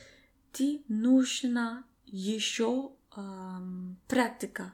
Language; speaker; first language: Russian; non-native, learner; English